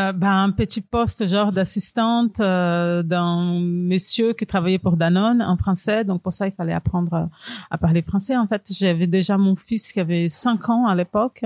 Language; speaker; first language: French; non-native, fluent; Portuguese